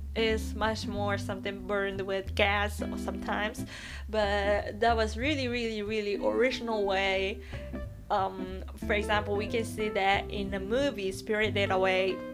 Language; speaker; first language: English; non-native, fluent; Japanese